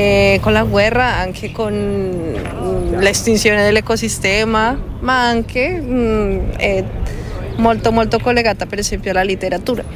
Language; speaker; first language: Italian; non-native, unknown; Spanish